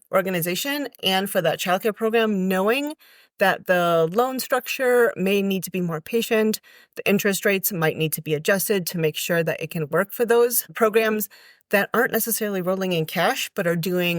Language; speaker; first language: English; native; English